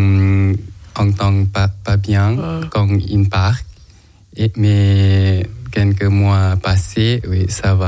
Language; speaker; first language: French; non-native, learner; Thai